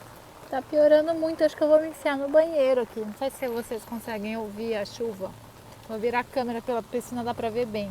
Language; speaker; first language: Portuguese; native; Portuguese